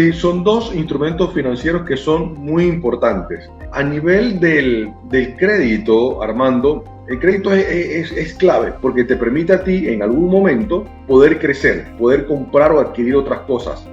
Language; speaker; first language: Spanish; native; Spanish